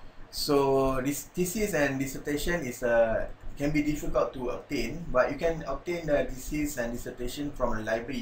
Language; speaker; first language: English; non-native, local second language; Malay